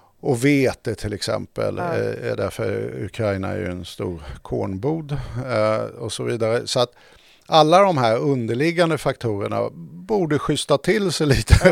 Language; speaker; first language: Swedish; native; Swedish